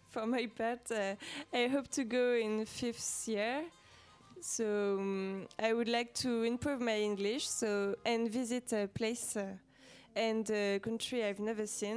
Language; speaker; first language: English; non-native, learner; French